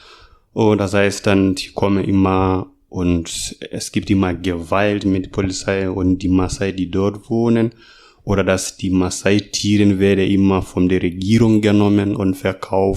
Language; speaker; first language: German; non-native, learner; Masai